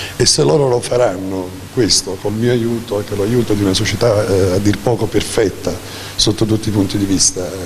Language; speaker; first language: Italian; native; Italian